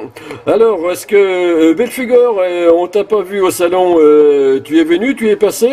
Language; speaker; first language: French; native; French